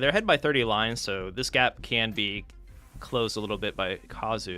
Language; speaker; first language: English; native; English